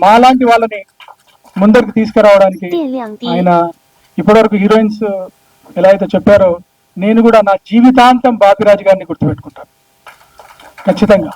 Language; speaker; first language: Telugu; native; Telugu